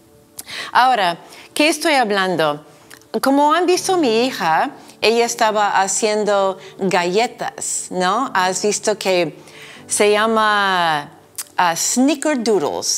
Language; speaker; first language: Spanish; non-native, fluent; English